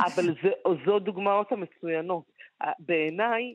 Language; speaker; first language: Hebrew; early bilingual, other home language; Arabic